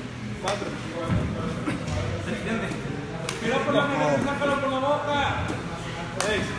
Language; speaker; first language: Spanish; native; Spanish